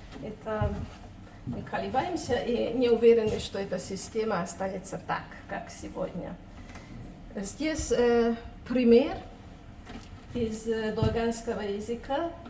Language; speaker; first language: Russian; non-native, fluent; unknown